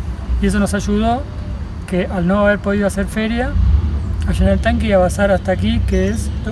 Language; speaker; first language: Spanish; native; Spanish